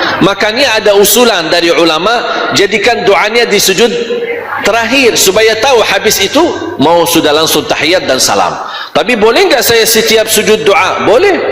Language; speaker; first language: Malay; non-native, fluent; Arabic